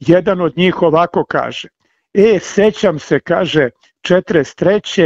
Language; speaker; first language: Serbian; native; Serbian